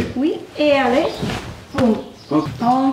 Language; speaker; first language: French; non-native, learner; English